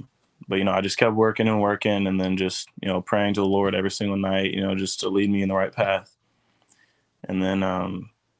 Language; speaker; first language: English; native; English